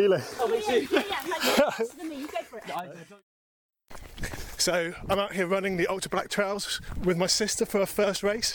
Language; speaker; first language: English; native; English